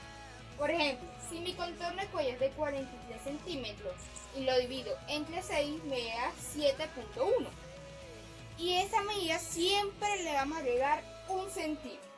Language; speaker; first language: Spanish; native; Spanish